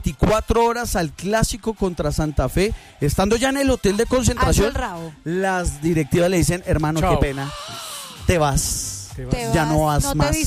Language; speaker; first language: Spanish; native; Spanish